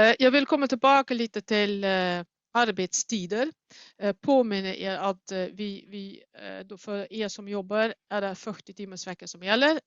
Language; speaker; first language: Swedish; non-native, fluent; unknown